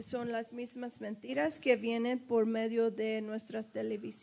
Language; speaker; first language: Spanish; early bilingual, heritage; English